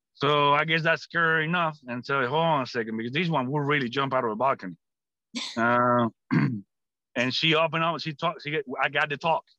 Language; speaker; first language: English; non-native, fluent; Spanish